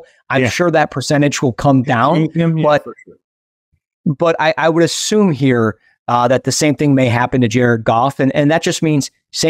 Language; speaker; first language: English; native; English